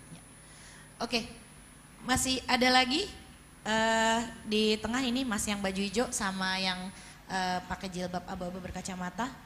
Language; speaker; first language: Indonesian; native; Indonesian